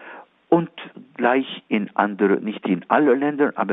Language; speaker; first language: German; non-native, fluent; Arabic